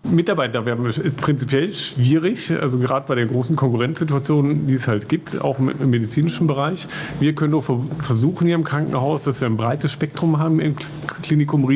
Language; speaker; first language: German; native; German